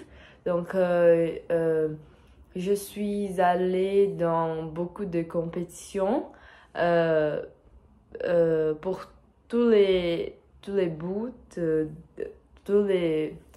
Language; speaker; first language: French; non-native, fluent; Portuguese